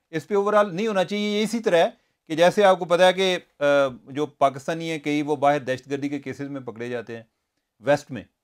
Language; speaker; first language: Urdu; non-native, local second language; Punjabi